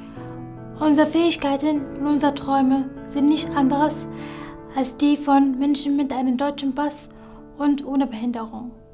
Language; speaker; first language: German; non-native, fluent; Kurdish